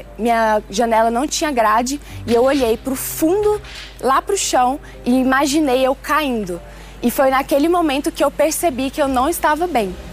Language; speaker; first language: Portuguese; early bilingual, other home language; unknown